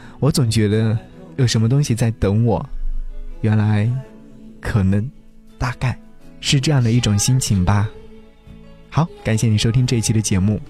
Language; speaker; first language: Chinese; native; Chinese